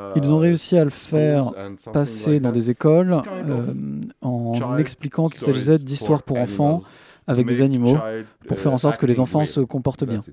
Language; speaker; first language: French; non-native, fluent; Arabic